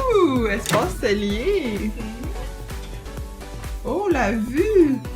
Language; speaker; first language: French; native; French